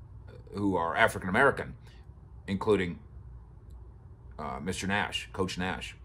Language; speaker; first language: English; native; English